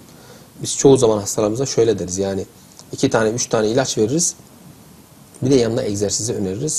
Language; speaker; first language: Turkish; native; Turkish